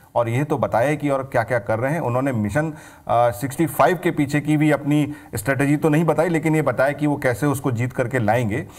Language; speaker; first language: Hindi; native; Hindi